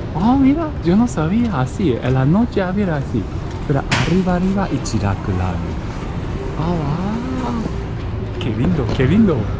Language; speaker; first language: Spanish; non-native, learner; Japanese